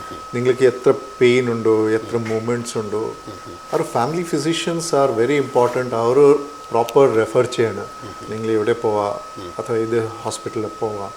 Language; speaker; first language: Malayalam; non-native, local second language; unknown